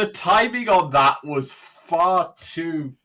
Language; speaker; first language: English; native; English